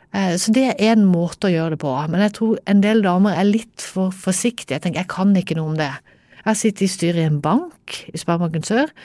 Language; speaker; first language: Norwegian; native; Norwegian